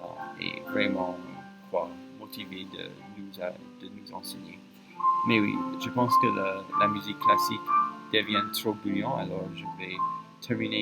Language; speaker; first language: French; non-native, fluent; English